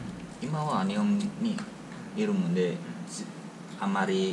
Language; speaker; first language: Japanese; non-native, learner; Indonesian